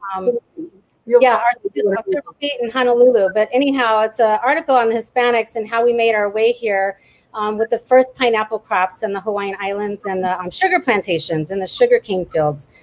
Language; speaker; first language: English; native; English